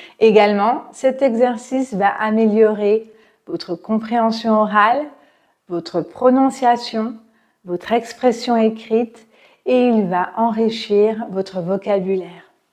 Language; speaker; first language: French; native; French